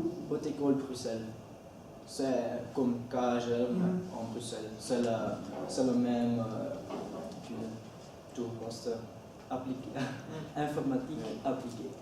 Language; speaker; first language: French; non-native, learner; Dutch